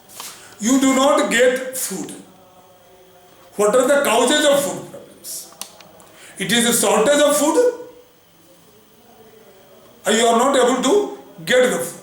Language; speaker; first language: English; non-native, local second language; Hindi